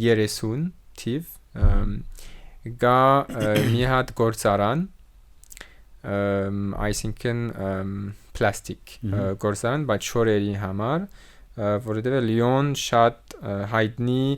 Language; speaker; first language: Armenian; non-native, learner; French